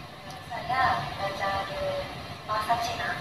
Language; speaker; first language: Indonesian; non-native, learner; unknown